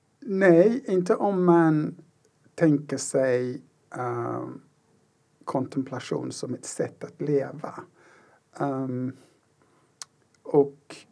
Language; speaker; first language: Swedish; non-native, fluent; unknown